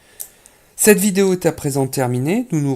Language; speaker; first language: French; native; French